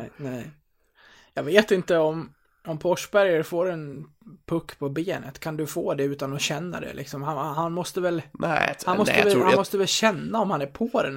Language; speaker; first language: Swedish; native; Swedish